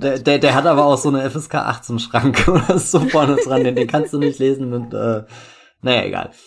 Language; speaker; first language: German; native; German